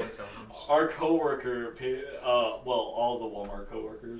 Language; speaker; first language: English; native; English